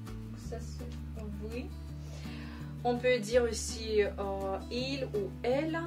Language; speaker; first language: French; non-native, fluent; Russian